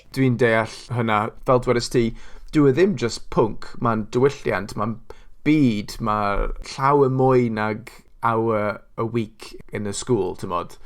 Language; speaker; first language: Welsh; non-native, local second language; English